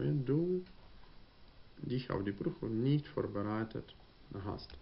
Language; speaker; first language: German; non-native, fluent; Ukrainian